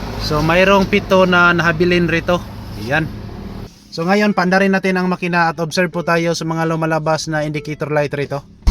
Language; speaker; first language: Filipino; non-native, local second language; Cebuano